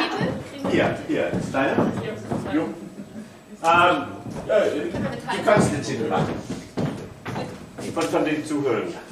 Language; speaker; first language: German; non-native, learner; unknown